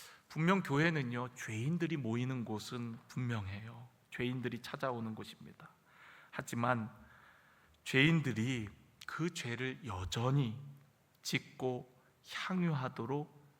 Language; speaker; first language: Korean; native; Korean